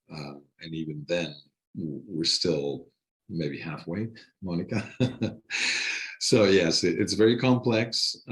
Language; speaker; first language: English; non-native, fluent; Spanish